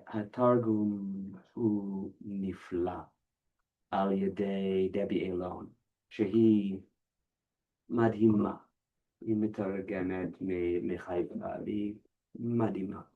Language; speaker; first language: Hebrew; non-native, fluent; English